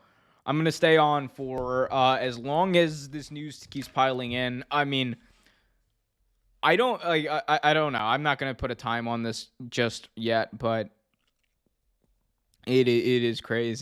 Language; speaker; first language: English; native; English